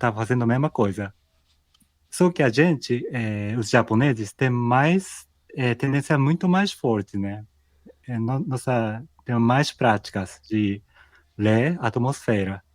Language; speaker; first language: Portuguese; non-native, fluent; Japanese